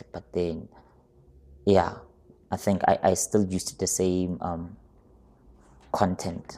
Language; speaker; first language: English; non-native, local second language; Northern Sotho